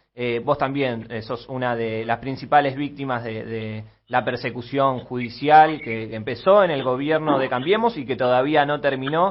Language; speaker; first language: Spanish; native; Spanish